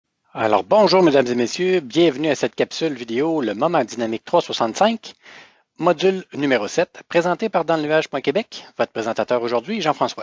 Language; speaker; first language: French; native; French